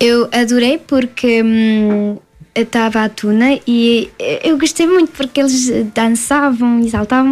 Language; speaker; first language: Portuguese; early bilingual, heritage; French